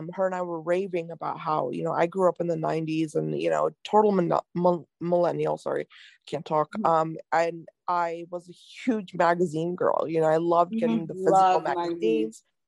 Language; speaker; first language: English; native; English